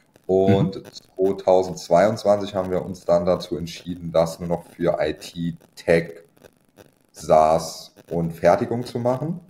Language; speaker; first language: German; native; German